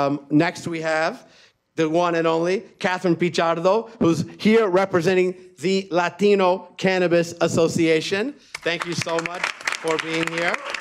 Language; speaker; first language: English; native; English